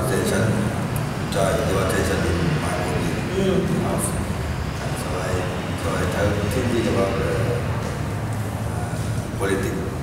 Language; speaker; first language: English; non-native, learner; Thai